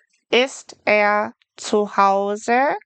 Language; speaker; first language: German; non-native, fluent; English